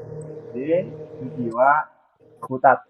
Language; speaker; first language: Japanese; non-native, fluent; Indonesian